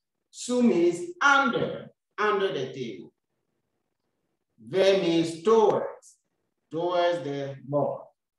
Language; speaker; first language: English; non-native, local second language; Akan